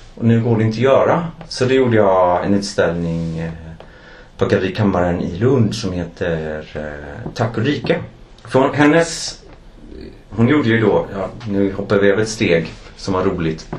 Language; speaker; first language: Swedish; native; Swedish